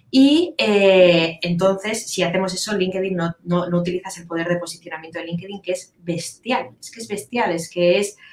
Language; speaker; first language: Spanish; native; Spanish